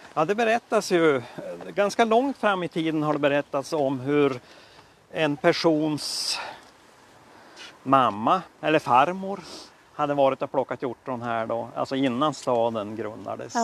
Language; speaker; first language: Swedish; native; Swedish